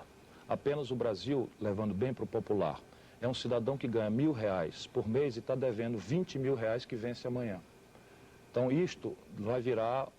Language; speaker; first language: Portuguese; native; Portuguese